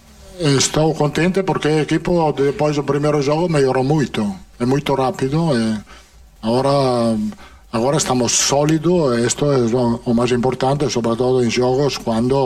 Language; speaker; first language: Portuguese; non-native, fluent; Italian